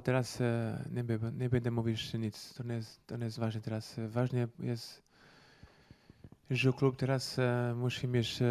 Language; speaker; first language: Polish; non-native, learner; Portuguese